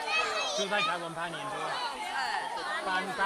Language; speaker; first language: Chinese; non-native, learner; English